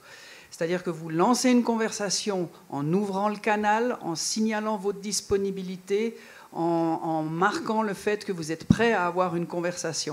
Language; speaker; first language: French; native; French